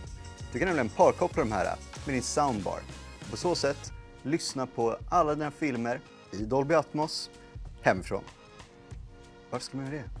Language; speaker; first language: Swedish; native; Swedish